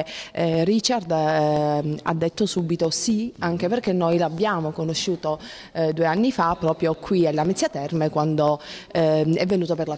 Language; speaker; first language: Italian; native; Italian